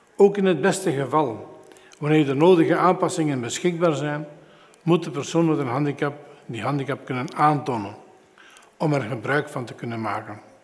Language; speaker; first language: Dutch; native; Dutch